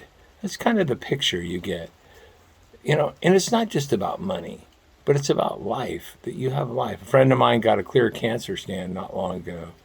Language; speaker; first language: English; native; English